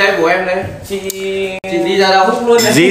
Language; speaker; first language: Vietnamese; native; Vietnamese